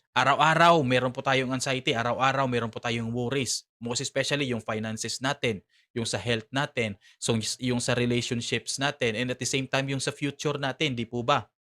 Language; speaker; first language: Filipino; non-native, local second language; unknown